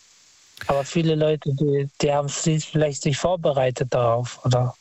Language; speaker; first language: German; non-native, fluent; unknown